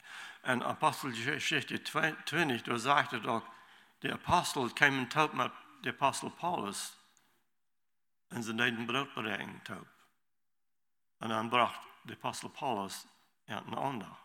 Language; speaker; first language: German; non-native, learner; Low German